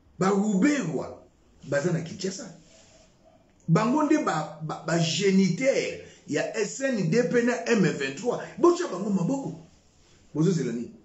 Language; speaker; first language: Lingala; non-native, local second language; Luba-Lulua